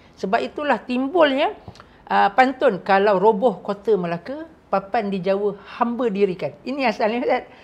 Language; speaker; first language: Malay; native; Malay